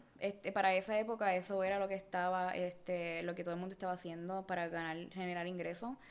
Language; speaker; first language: Spanish; native; Spanish